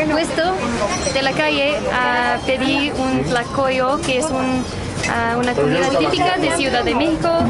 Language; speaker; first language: Spanish; non-native, learner; English